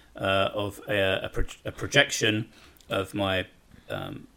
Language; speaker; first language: English; native; English